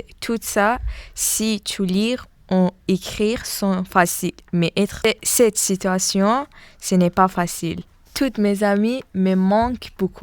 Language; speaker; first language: French; non-native, learner; Persian